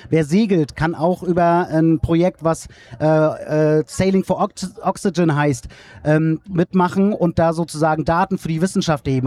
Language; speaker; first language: German; native; German